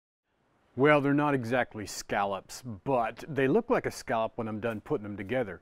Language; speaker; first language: English; native; English